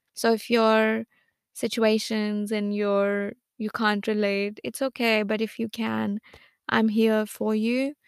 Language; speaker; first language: English; non-native, local second language; Hindi